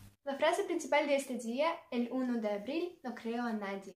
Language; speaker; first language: Spanish; non-native, learner; Russian